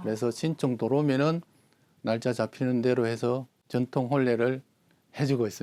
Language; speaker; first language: Korean; native; Korean